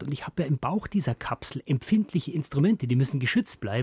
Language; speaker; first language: German; native; German